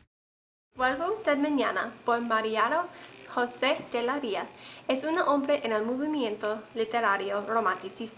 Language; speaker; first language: Spanish; non-native, learner; English